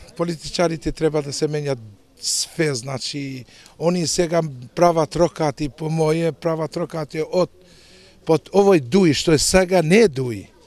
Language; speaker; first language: Macedonian; non-native, local second language; Albanian